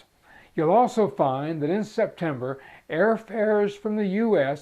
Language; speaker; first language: English; native; English